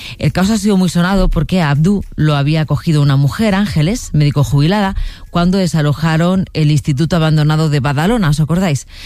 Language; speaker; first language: Spanish; native; Spanish